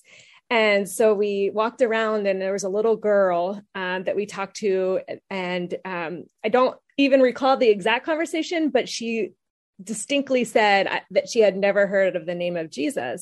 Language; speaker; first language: English; native; English